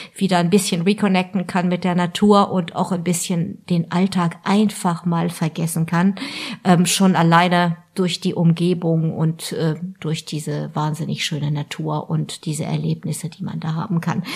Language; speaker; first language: German; non-native, local second language; French